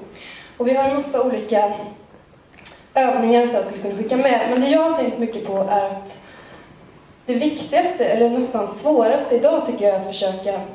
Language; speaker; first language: Swedish; native; Swedish